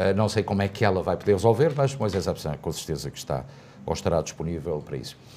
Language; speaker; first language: Portuguese; native; Portuguese